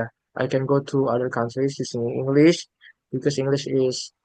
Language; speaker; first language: English; non-native, learner; Indonesian